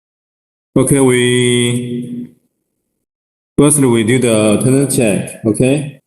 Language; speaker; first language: English; non-native, learner; Chinese